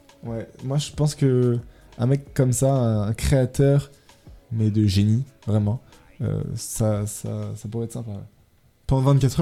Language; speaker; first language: French; native; French